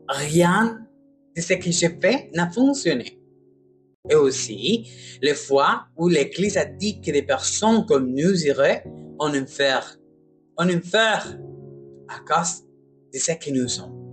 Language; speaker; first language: French; non-native, learner; Spanish